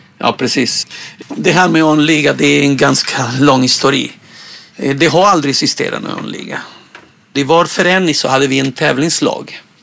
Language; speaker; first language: Swedish; non-native, fluent; Spanish